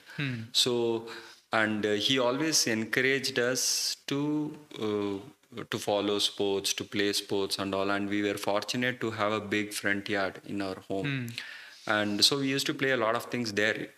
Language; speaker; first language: English; non-native, local second language; Malayalam